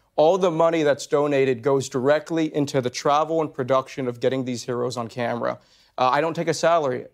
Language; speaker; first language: English; native; English